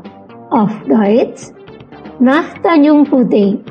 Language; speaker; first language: German; non-native, fluent; Indonesian